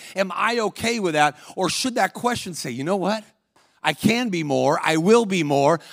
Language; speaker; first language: English; native; English